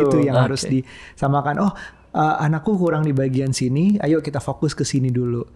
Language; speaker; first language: Indonesian; native; Indonesian